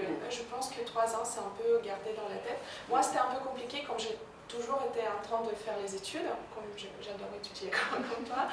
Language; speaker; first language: French; non-native, fluent; Russian